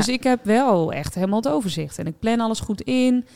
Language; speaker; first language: Dutch; native; Dutch